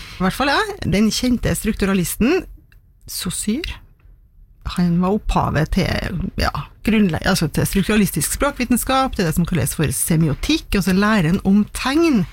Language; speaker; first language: Norwegian; native; Norwegian